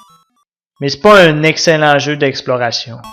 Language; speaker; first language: French; native; French